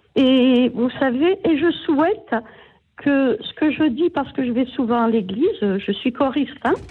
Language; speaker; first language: French; native; French